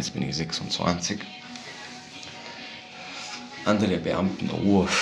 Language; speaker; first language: German; non-native, fluent; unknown